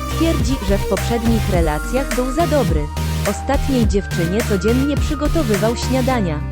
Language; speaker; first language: Polish; native; Polish